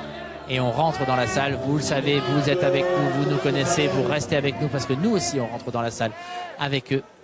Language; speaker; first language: French; native; French